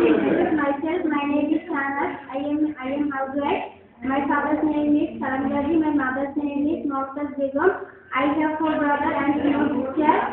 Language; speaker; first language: English; non-native, learner; Bangla